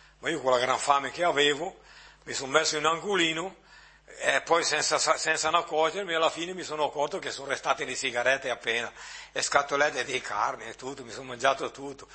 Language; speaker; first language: Italian; native; Italian